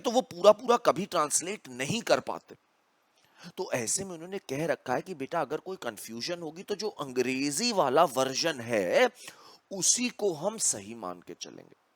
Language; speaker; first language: Hindi; native; Hindi